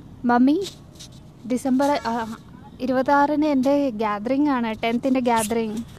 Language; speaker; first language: English; non-native, local second language; Malayalam